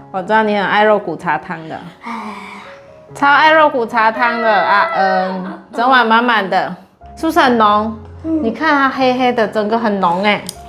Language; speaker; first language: Chinese; native; Chinese